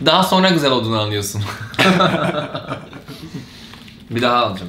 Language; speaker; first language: Turkish; non-native, fluent; Portuguese